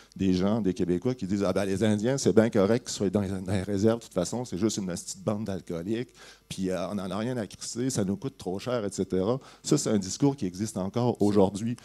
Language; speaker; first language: French; native; French